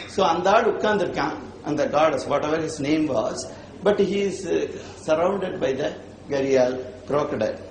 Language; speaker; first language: English; non-native, local second language; Tamil